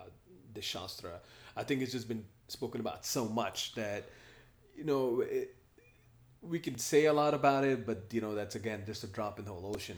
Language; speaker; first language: English; non-native, local second language; Hindi